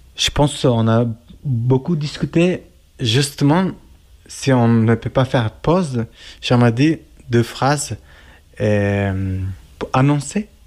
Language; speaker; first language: French; non-native, learner; Kurdish